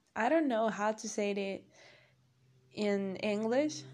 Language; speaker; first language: English; non-native, learner; Spanish